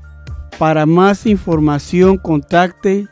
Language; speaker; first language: Spanish; early bilingual, heritage; Spanish